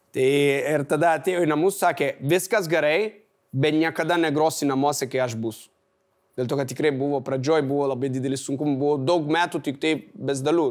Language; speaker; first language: Lithuanian; non-native, fluent; Italian